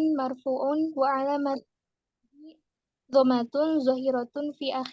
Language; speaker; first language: Arabic; non-native, learner; Indonesian